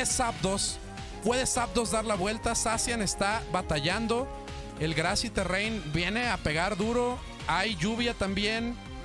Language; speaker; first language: Spanish; native; Spanish